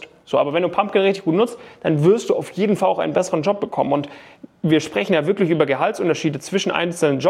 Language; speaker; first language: German; native; German